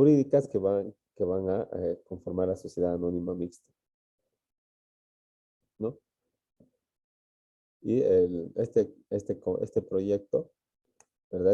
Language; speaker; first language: Spanish; native; Spanish